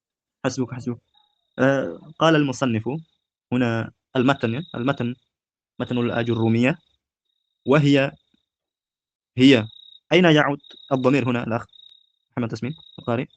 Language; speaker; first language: Arabic; non-native, fluent; Indonesian